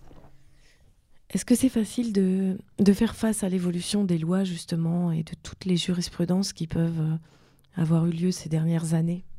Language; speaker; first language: French; native; French